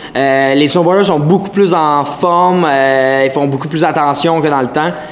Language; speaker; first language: French; native; French